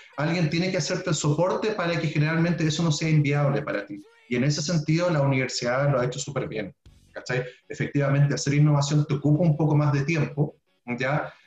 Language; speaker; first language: Spanish; native; Spanish